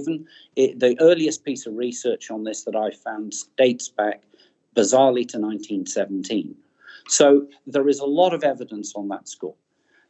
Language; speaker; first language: English; native; English